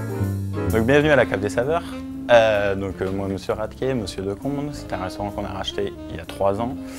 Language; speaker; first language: French; native; French